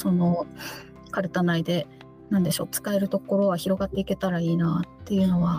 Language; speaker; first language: Japanese; native; Japanese